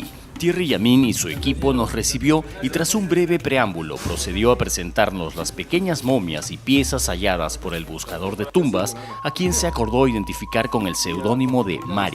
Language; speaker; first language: Spanish; native; Spanish